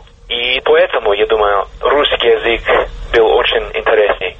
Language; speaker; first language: Russian; non-native, fluent; English